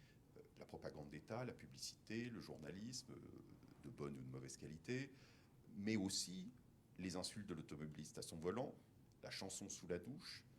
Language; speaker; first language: French; native; French